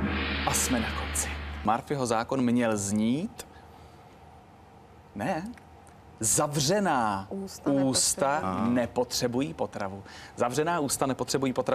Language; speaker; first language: Czech; native; Czech